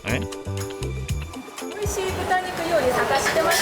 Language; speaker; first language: Japanese; non-native, learner; Korean